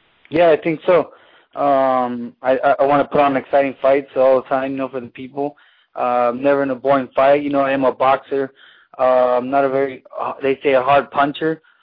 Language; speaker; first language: English; early bilingual, other home language; Spanish